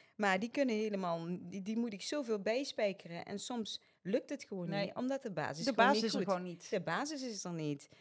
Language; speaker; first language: Dutch; early bilingual, other home language; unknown